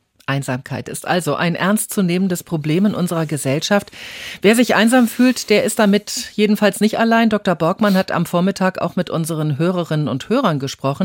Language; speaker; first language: German; native; German